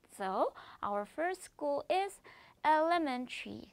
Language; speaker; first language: English; non-native, fluent; Korean